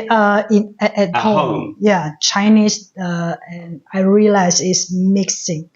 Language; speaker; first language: English; non-native, learner; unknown